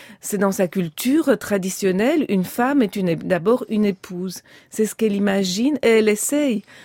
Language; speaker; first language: French; early bilingual, other home language; Romanian